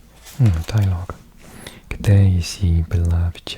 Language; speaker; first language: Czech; non-native, learner; English